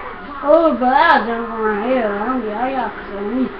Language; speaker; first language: English; native; English